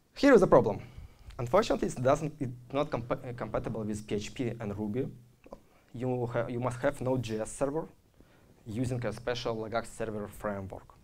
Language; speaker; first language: English; non-native, fluent; Russian